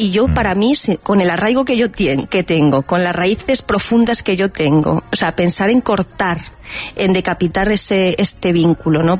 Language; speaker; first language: Spanish; native; Spanish